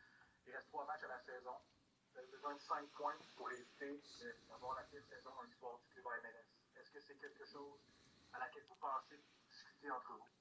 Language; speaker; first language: French; native; French